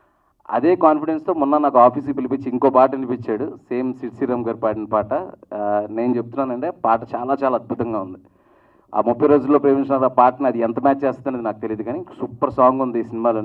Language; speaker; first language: Telugu; native; Telugu